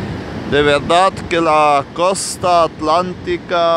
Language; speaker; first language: Spanish; non-native, fluent; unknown